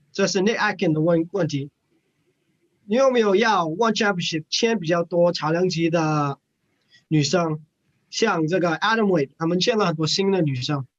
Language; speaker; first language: Chinese; early bilingual, heritage; English